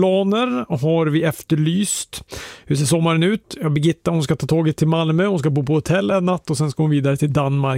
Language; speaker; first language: Swedish; native; Swedish